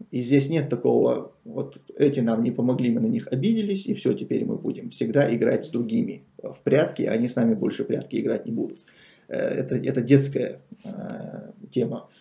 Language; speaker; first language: Russian; non-native, local second language; Chechen